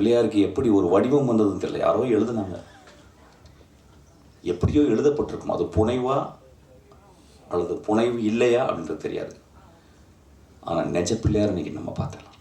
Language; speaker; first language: Tamil; native; Tamil